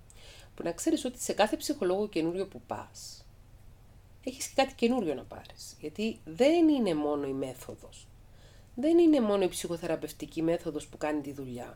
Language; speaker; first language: Greek; native; Greek